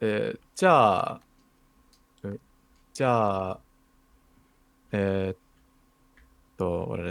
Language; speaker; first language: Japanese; non-native, learner; English